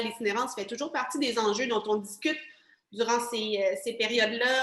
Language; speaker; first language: French; native; French